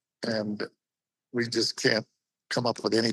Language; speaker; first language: English; native; English